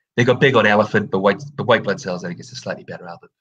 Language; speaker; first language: English; native; English